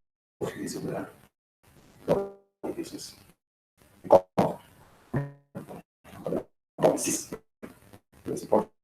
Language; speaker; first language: English; non-native, learner; Spanish